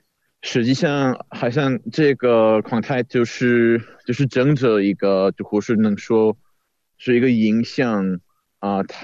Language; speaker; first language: Chinese; non-native, fluent; Czech